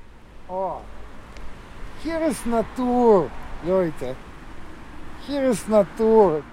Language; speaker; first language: German; non-native, learner; Russian